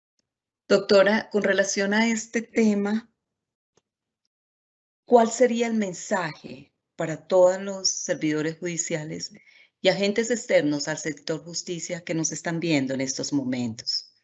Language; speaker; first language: Spanish; native; Spanish